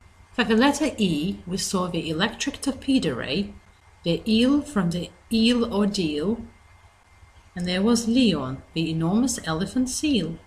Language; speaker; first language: English; native; English